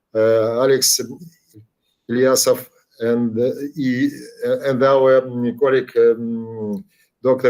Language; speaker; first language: English; non-native, learner; Ukrainian